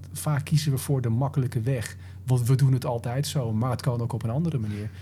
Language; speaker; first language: Dutch; native; Dutch